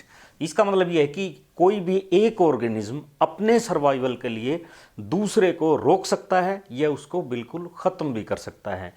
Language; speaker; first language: Hindi; native; Hindi